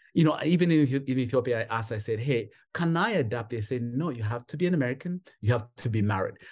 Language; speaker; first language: English; non-native, local second language; Kinyarwanda